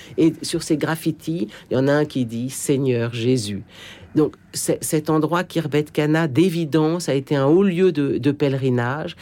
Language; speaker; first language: French; native; French